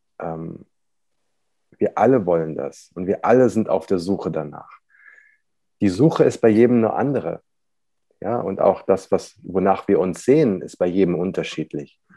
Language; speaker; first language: German; native; German